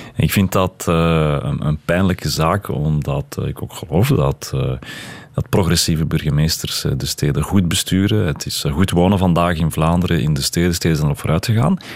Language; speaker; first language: Dutch; early bilingual, other home language; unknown